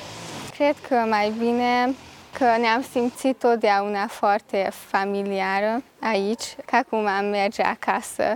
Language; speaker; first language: Romanian; early bilingual, heritage; Romanian